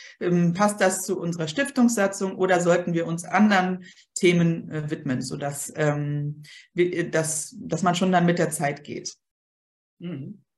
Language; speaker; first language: German; early bilingual, other home language; Polish